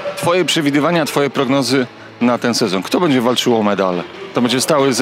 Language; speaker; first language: Polish; native; Polish